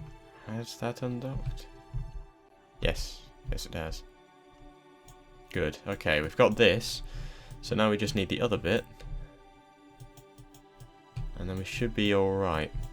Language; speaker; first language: English; native; English